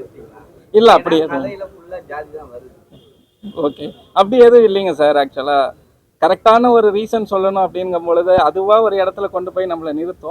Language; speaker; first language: Tamil; native; Tamil